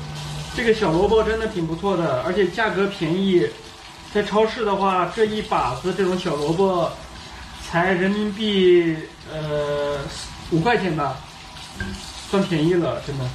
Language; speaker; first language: Chinese; native; Chinese